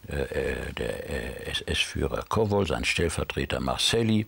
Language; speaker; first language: German; native; German